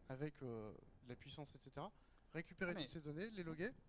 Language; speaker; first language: French; native; French